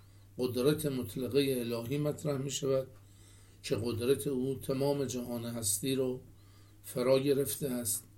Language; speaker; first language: Persian; native; Persian